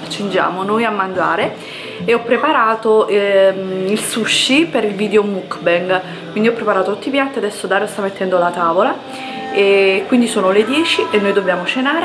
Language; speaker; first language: Italian; native; Italian